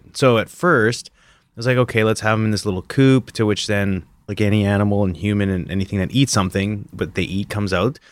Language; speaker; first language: English; native; English